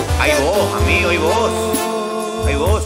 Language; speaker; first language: Spanish; native; Spanish